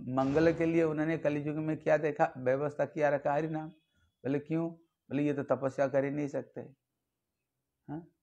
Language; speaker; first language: Hindi; non-native, local second language; Bangla